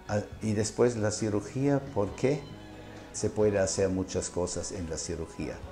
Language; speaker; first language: Spanish; non-native, fluent; German